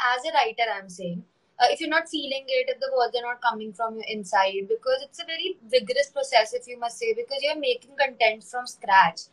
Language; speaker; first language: English; non-native, local second language; Hindi